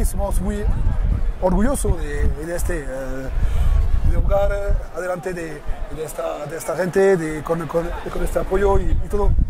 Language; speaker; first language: Spanish; non-native, learner; French